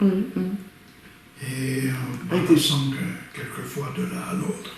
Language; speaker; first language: French; native; French